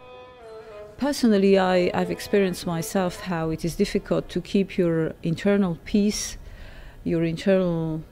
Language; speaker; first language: English; non-native, fluent; French